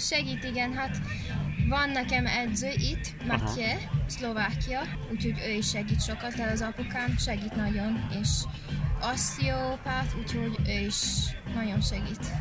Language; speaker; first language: Hungarian; early bilingual, heritage; English